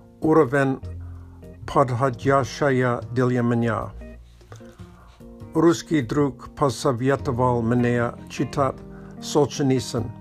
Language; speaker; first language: Russian; non-native, learner; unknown